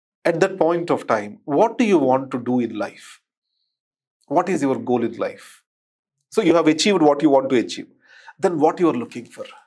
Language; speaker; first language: English; non-native, local second language; Telugu